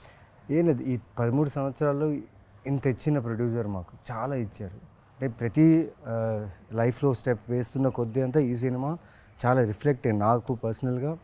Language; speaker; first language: Telugu; native; Telugu